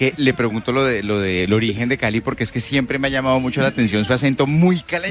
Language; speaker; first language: Spanish; native; Spanish